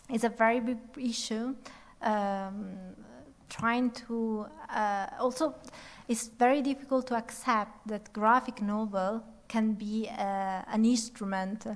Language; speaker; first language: English; non-native, fluent; Italian